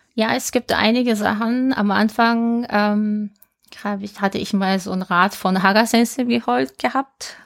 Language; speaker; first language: German; non-native, fluent; Japanese